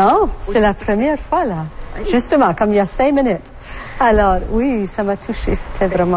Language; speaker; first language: French; native; French